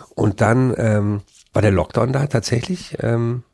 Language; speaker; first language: German; native; German